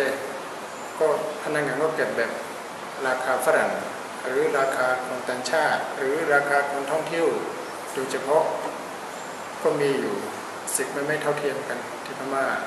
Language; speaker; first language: Thai; non-native, fluent; Burmese